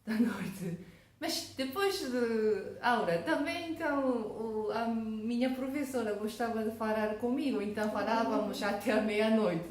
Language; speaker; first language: Portuguese; non-native, fluent; Japanese